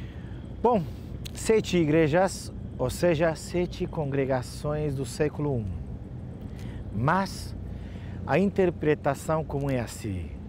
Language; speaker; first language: Portuguese; non-native, fluent; Turkish